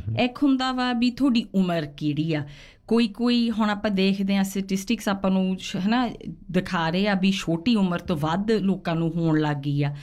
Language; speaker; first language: Punjabi; native; Punjabi